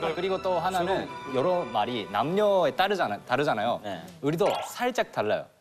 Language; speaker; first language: Korean; non-native, fluent; Japanese